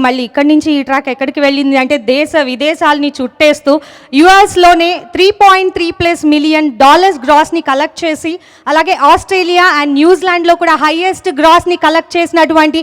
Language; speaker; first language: Telugu; native; Telugu